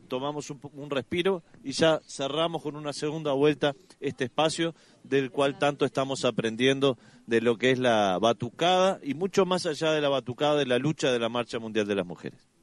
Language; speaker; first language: Spanish; native; Spanish